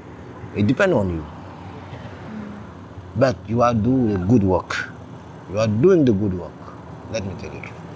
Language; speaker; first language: English; non-native, learner; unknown